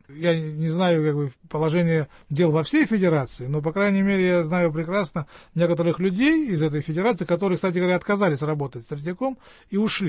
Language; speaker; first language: Russian; native; Russian